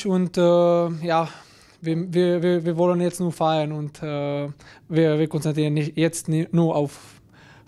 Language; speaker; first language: German; non-native, fluent; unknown